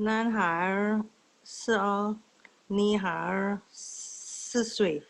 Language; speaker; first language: Chinese; early bilingual, heritage; Chinese